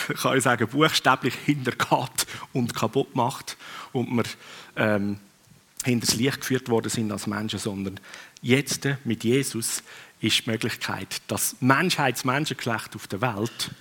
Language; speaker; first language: German; non-native, fluent; Swiss German